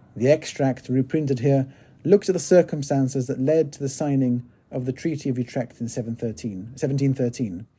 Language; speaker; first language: English; native; English